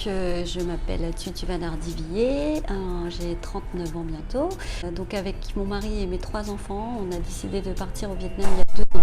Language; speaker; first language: French; early bilingual, other home language; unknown